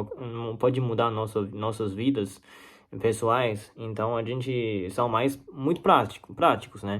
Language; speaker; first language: Portuguese; non-native, learner; Chinese